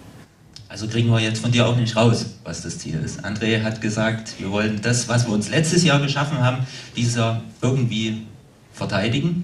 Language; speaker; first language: German; native; German